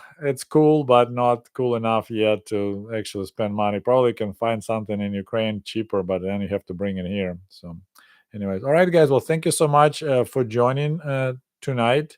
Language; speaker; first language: English; non-native, fluent; Russian